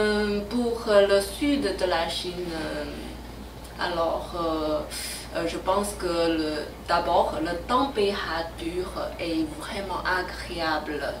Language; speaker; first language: French; non-native, learner; Chinese